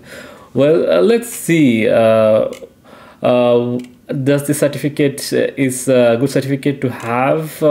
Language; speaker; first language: English; non-native, local second language; Bangla